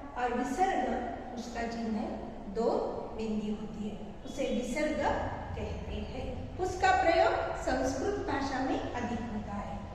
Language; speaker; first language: Hindi; non-native, local second language; Marathi